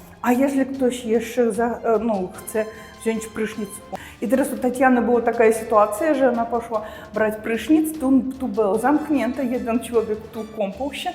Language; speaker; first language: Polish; non-native, learner; Russian